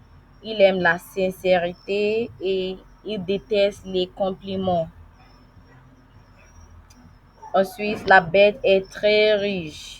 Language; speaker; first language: French; non-native, learner; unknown